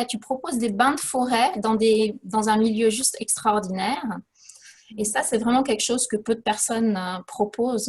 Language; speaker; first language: French; native; French